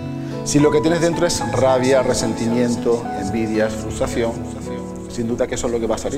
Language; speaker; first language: Spanish; native; Spanish